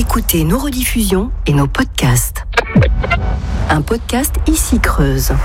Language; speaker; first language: French; native; French